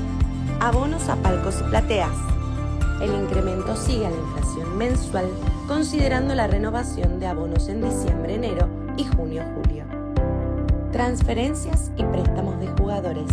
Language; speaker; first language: Spanish; native; Spanish